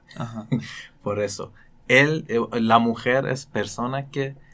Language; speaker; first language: Spanish; non-native, learner; Persian